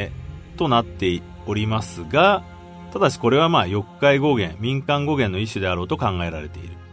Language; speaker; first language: Japanese; native; Japanese